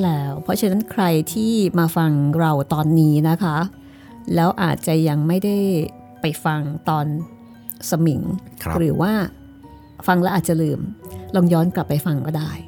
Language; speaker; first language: Thai; native; Thai